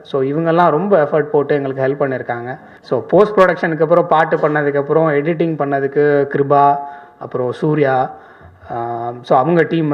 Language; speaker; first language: Tamil; native; Tamil